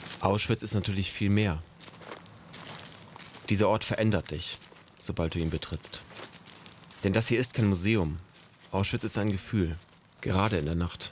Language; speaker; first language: German; native; German